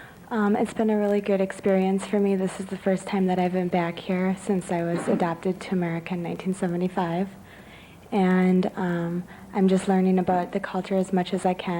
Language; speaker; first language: English; native; English